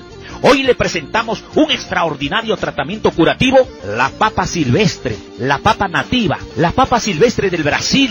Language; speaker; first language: Spanish; native; Spanish